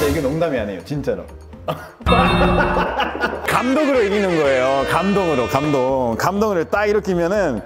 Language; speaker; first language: Korean; non-native, fluent; Spanish